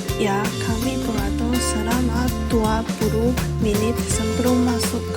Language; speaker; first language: Malay; non-native, learner; Chinese